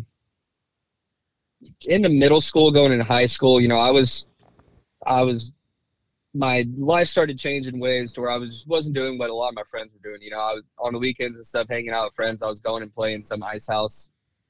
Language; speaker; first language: English; native; English